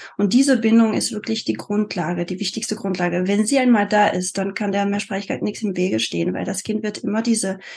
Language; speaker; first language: German; non-native, fluent; French